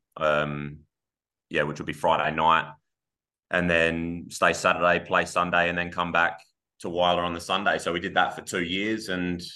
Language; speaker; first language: English; native; English